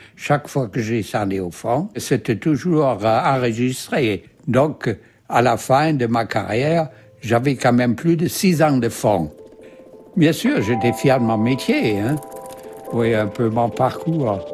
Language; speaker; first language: French; non-native, fluent; German